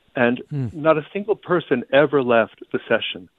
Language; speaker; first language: English; early bilingual, other home language; Ukrainian